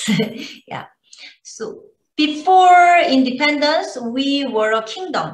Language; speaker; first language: English; non-native, learner; Korean